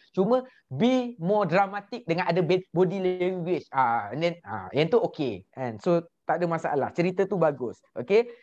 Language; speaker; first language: Malay; native; Malay